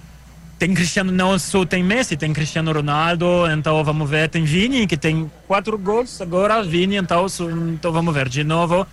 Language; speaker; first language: Portuguese; non-native, learner; French